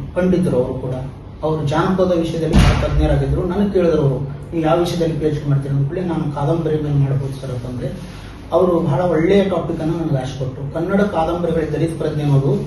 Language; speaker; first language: Kannada; non-native, local second language; Lambadi